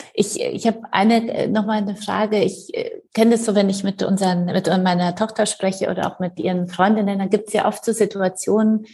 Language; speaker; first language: German; non-native, fluent; Polish